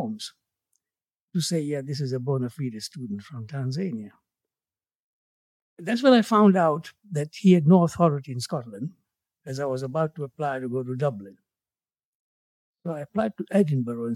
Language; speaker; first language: English; non-native, local second language; Gujarati